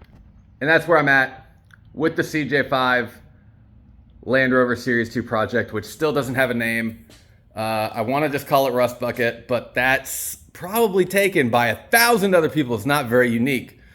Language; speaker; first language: English; native; English